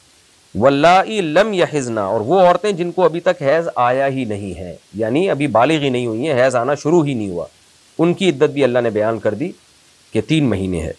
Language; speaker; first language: Urdu; native; Urdu